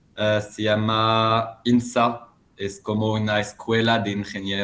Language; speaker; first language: Spanish; non-native, learner; French